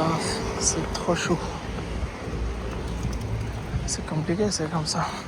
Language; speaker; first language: French; non-native, learner; Bangla